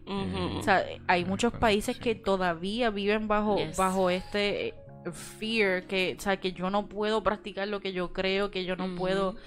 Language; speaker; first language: Spanish; native; Spanish